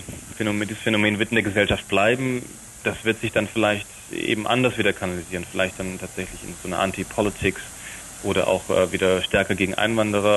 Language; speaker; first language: German; native; German